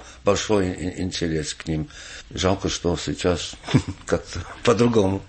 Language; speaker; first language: Russian; non-native, fluent; English